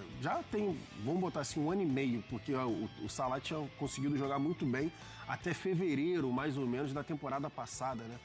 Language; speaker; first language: Portuguese; native; Portuguese